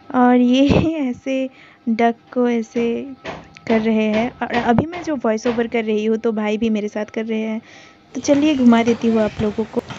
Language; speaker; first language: Hindi; non-native, local second language; Assamese